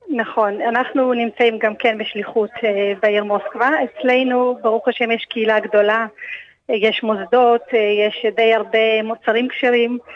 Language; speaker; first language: Hebrew; early bilingual, other home language; Russian